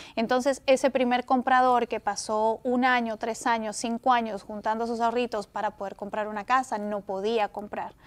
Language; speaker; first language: Spanish; native; Spanish